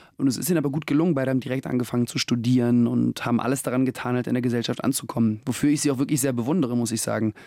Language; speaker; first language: German; early bilingual, other home language; Russian